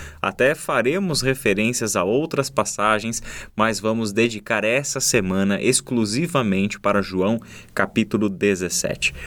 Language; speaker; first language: Portuguese; native; Portuguese